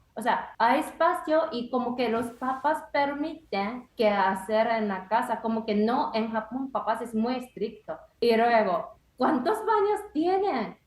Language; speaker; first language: Spanish; non-native, learner; Japanese